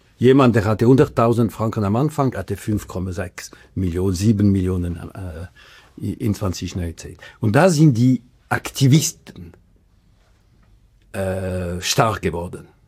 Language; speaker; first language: German; non-native, local second language; French